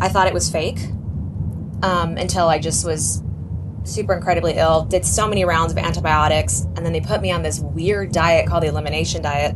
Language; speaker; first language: English; native; English